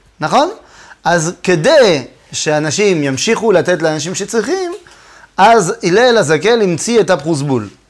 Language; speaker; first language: Hebrew; non-native, fluent; French